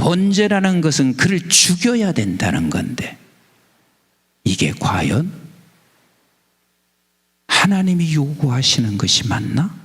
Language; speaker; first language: Korean; native; Korean